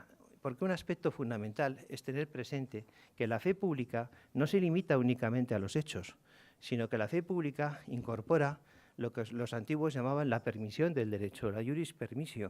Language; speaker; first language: Spanish; native; Spanish